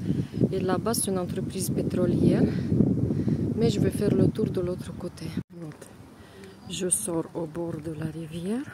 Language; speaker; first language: French; non-native, fluent; Russian